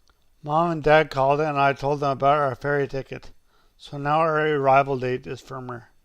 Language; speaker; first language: English; native; English